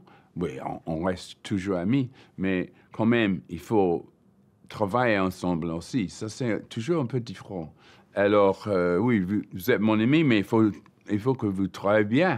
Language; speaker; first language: French; non-native, learner; English